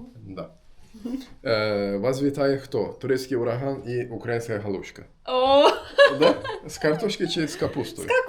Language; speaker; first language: Russian; non-native, learner; Turkish